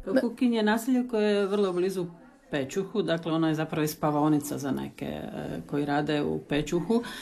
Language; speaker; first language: Serbian; early bilingual, heritage; Croatian